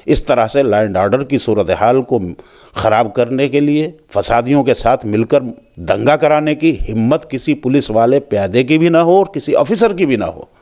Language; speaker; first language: Hindi; native; Hindi